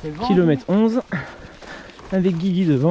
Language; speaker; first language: French; native; French